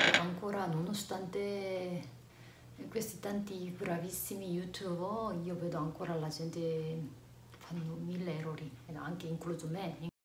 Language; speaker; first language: Italian; non-native, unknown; Korean